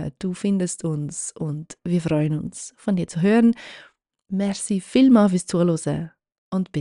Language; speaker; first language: German; native; German